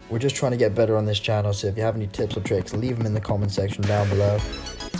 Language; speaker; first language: English; native; English